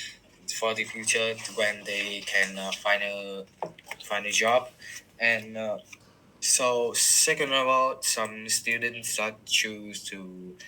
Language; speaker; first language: English; non-native, learner; Vietnamese